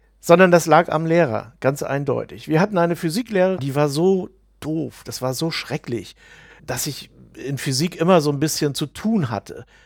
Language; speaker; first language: German; native; German